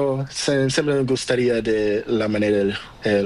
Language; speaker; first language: Spanish; non-native, learner; Portuguese